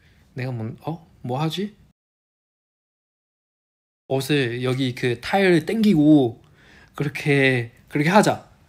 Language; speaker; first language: Korean; non-native, fluent; Chinese